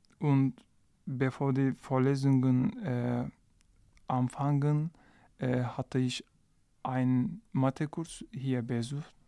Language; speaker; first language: German; non-native, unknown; Turkish